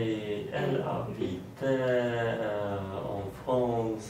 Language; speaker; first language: French; non-native, learner; Polish